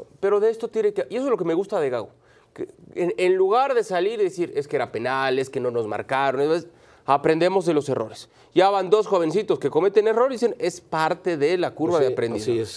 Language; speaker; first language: Spanish; native; Spanish